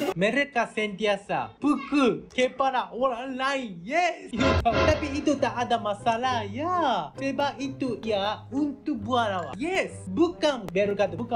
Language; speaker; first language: Malay; non-native, learner; Japanese